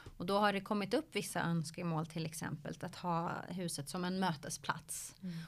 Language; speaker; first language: Swedish; early bilingual, other home language; Arabic